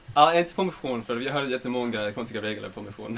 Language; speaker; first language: Swedish; non-native, fluent; English